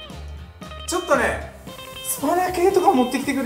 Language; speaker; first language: Japanese; native; Japanese